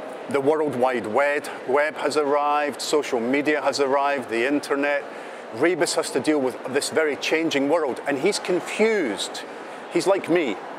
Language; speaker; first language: English; native; English